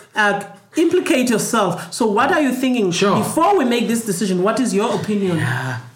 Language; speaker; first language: English; non-native, fluent; Xhosa